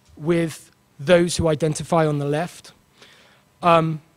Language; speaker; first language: English; native; English